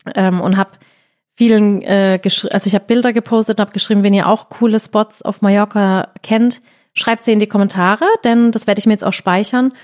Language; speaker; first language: German; native; German